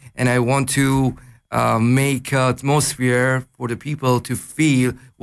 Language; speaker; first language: English; non-native, learner; Persian